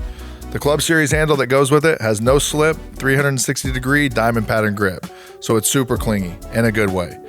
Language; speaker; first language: English; native; English